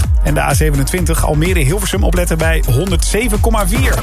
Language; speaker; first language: Dutch; native; Dutch